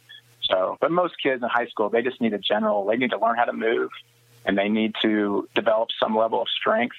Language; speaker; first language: English; native; English